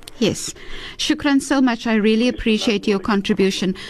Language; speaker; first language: English; early bilingual, other home language; Afrikaans